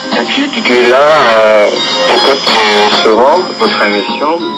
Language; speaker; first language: French; non-native, learner; Korean